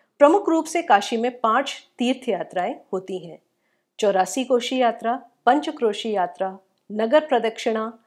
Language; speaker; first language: Hindi; native; Hindi